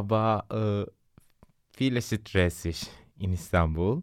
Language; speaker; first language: German; non-native, learner; Turkish